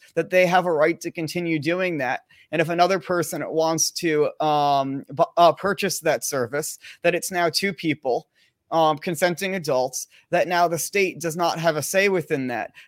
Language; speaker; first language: English; native; English